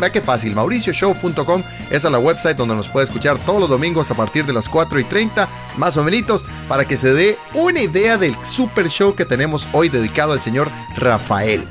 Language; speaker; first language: Spanish; native; Spanish